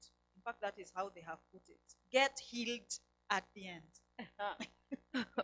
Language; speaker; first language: English; non-native, local second language; Swahili